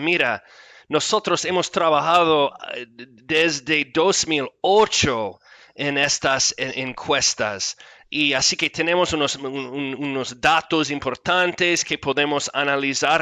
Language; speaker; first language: Spanish; non-native, fluent; English